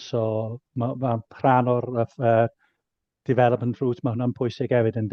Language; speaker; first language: Welsh; native; Welsh